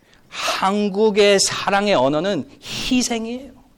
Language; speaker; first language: Korean; early bilingual, heritage; Korean